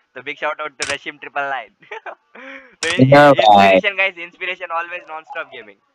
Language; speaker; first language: Hindi; non-native, local second language; Marathi